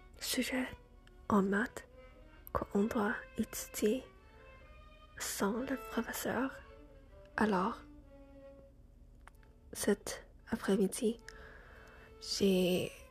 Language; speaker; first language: French; non-native, learner; English